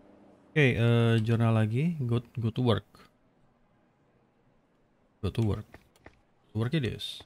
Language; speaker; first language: English; non-native, learner; Indonesian